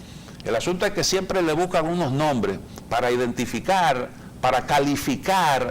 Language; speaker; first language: Spanish; native; Spanish